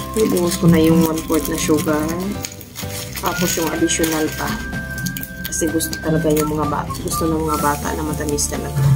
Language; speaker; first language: Filipino; non-native, local second language; Cebuano